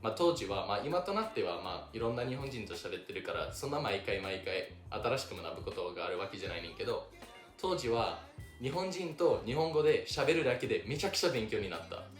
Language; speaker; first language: Japanese; non-native, fluent; English